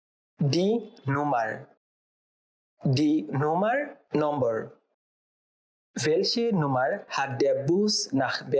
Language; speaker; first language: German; non-native, fluent; Bangla